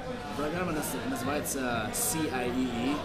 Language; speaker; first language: Russian; non-native, learner; English